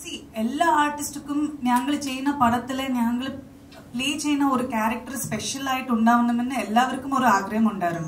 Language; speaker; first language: Malayalam; non-native, fluent; Kannada